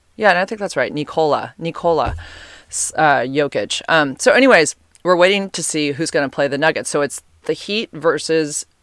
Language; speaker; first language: English; native; English